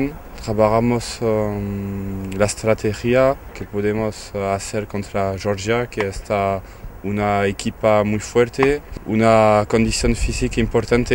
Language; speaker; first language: Spanish; non-native, learner; French